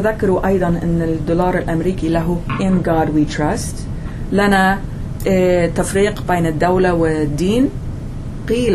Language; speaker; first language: Arabic; non-native, fluent; English